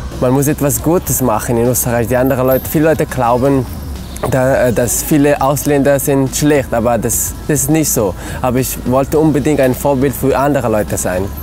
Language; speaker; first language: German; non-native, learner; Persian